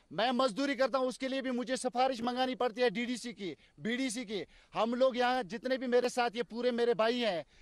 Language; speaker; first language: Hindi; non-native, local second language; Kashmiri